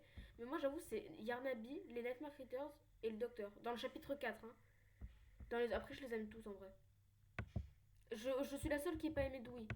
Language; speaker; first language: French; native; French